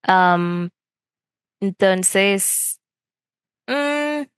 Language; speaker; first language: Spanish; non-native, fluent; English